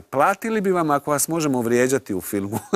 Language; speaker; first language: Croatian; native; Croatian